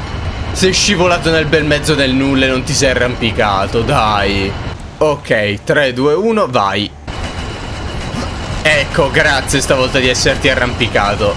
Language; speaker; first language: Italian; native; Italian